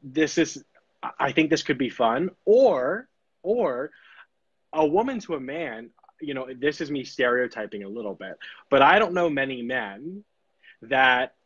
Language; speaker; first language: English; native; English